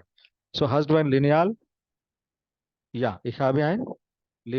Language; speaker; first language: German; non-native, fluent; Hindi